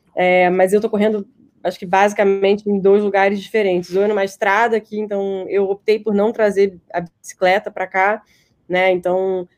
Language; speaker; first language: Portuguese; native; Portuguese